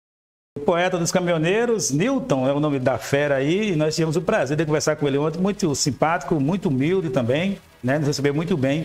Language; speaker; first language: Portuguese; native; Portuguese